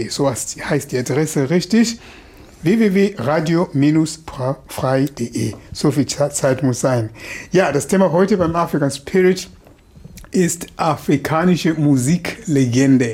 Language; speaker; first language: German; non-native, fluent; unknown